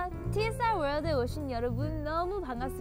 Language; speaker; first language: Korean; early bilingual, heritage; English